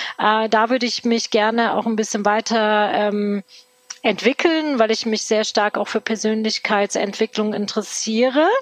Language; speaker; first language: German; early bilingual, other home language; Turkish